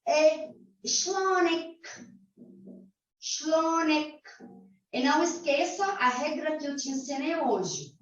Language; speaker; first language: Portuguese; non-native, fluent; Arabic